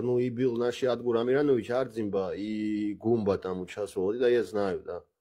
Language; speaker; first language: Russian; non-native, local second language; Abkhazian